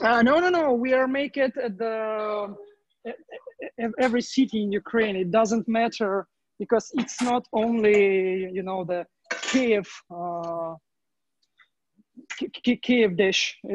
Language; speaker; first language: English; non-native, learner; Ukrainian